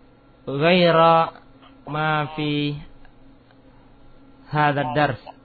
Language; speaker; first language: Arabic; non-native, fluent; Indonesian